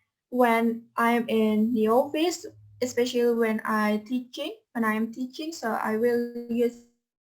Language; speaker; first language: English; non-native, fluent; Indonesian